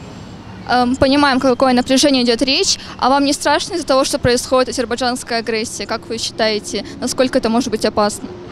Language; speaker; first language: Russian; non-native, local second language; Armenian